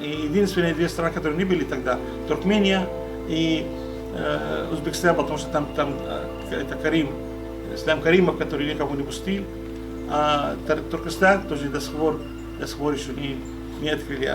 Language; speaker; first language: Russian; non-native, fluent; Arabic